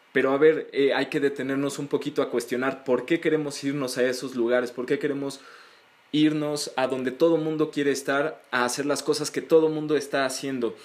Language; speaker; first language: Spanish; native; Spanish